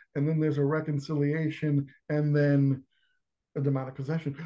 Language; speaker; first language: English; native; English